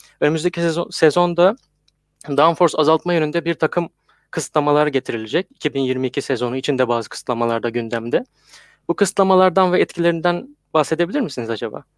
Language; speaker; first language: Turkish; native; Turkish